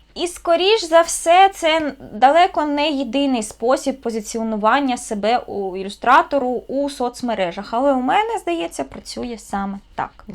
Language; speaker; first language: Ukrainian; non-native, local second language; Russian